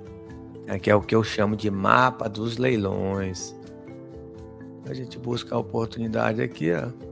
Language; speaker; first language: Portuguese; native; Portuguese